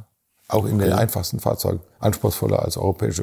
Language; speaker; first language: German; native; German